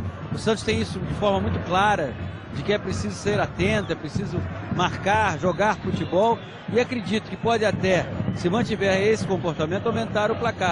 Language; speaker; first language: Portuguese; native; Portuguese